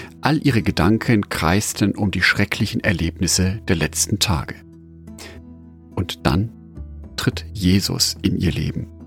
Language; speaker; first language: German; native; German